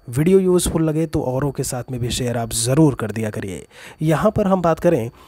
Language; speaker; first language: Hindi; native; Hindi